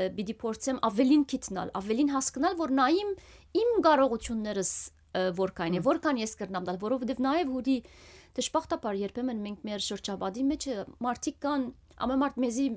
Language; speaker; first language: Armenian; early bilingual, heritage; Armenian